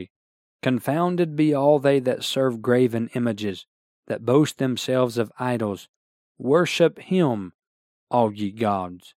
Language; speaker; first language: English; native; English